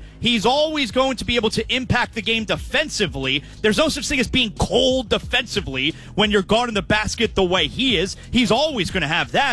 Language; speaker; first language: English; native; English